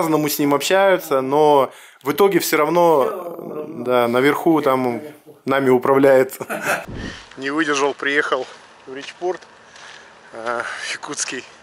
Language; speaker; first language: Russian; native; Russian